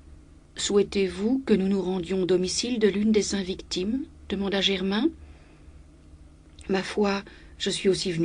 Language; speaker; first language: French; native; French